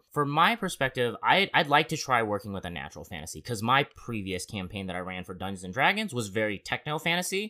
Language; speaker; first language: English; native; English